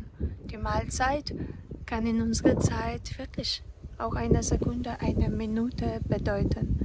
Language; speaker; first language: German; non-native, fluent; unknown